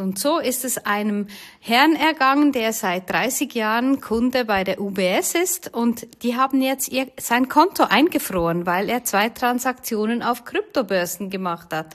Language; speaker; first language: German; native; German